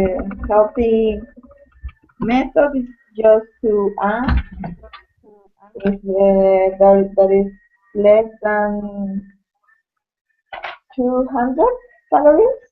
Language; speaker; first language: English; non-native, learner; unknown